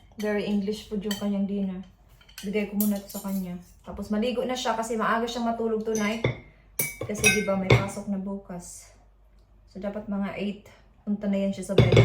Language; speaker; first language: Filipino; non-native, local second language; Cebuano